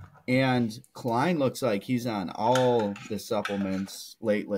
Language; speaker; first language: English; native; English